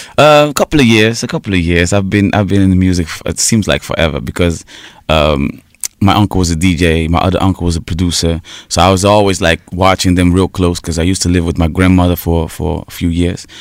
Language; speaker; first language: English; early bilingual, heritage; Portuguese